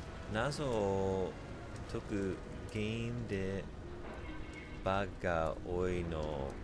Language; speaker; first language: Japanese; non-native, learner; English